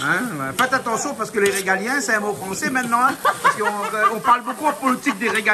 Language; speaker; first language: French; native; French